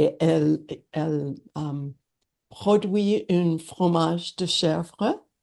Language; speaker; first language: French; non-native, learner; English